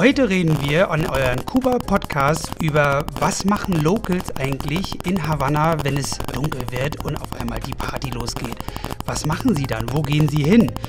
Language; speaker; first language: German; native; German